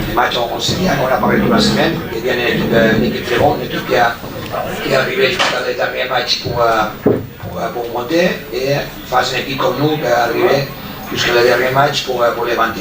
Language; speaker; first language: French; non-native, fluent; Spanish